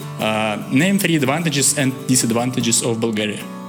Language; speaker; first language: English; non-native, learner; Russian